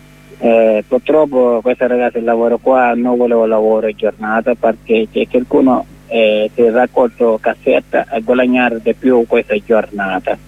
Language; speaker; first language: Italian; non-native, learner; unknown